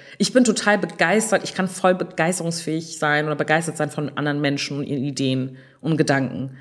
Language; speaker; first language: German; early bilingual, other home language; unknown